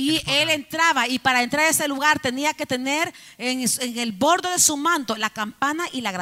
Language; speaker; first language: Spanish; native; Spanish